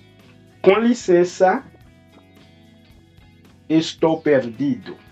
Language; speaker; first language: Portuguese; non-native, fluent; Haitian Creole